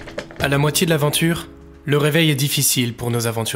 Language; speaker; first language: French; native; French